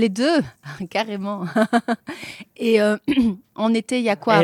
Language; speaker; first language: French; native; French